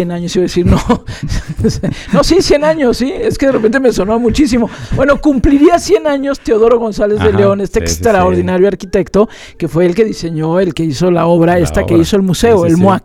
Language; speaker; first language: Spanish; native; Spanish